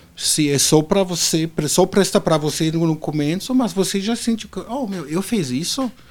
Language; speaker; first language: Portuguese; non-native, fluent; German